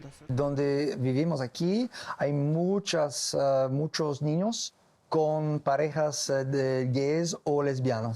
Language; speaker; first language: Spanish; non-native, learner; English